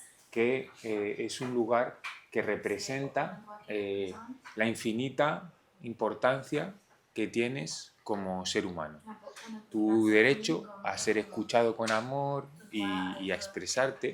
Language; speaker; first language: Spanish; native; Spanish